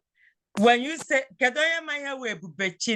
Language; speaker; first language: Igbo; native; Igbo